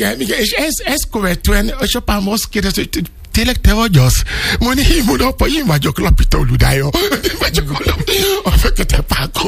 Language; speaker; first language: Hungarian; non-native, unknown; Yoruba